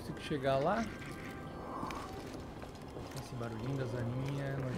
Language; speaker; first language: Portuguese; native; Portuguese